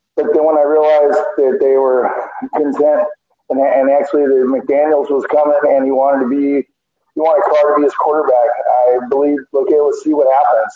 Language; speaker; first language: English; native; English